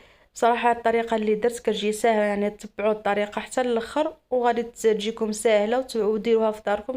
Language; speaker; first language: Arabic; native; Arabic